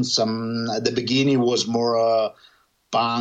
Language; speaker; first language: English; non-native, learner; Italian